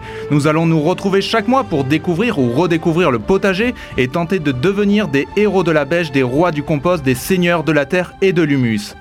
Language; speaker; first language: French; native; French